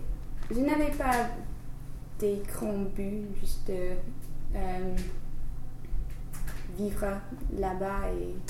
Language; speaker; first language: French; non-native, learner; English